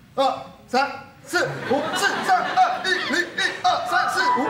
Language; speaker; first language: Chinese; native; Chinese